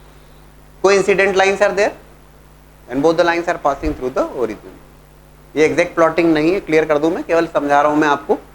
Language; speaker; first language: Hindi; native; Hindi